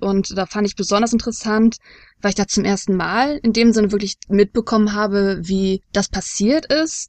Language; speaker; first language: German; native; German